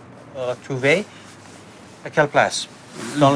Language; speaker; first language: French; non-native, learner; English